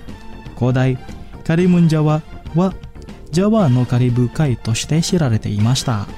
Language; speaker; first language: Japanese; non-native, fluent; Indonesian